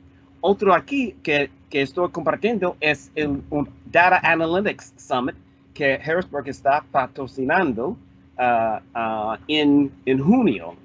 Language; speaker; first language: Spanish; non-native, fluent; English